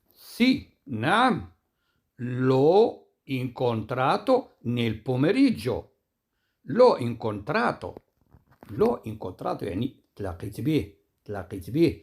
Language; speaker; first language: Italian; non-native, fluent; Arabic